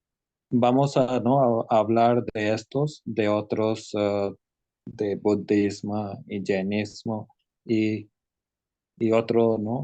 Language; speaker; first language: Spanish; non-native, learner; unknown